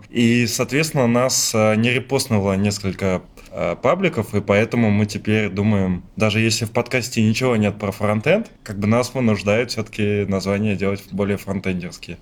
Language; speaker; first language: Russian; native; Russian